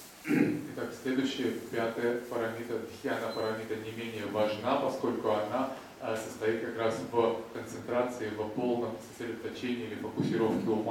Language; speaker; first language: Russian; native; Russian